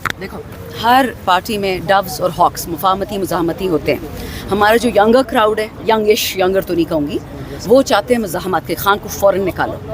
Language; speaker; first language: Urdu; non-native, local second language; Pashto